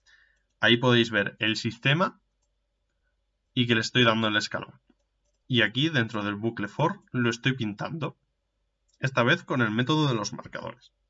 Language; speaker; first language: Spanish; native; Spanish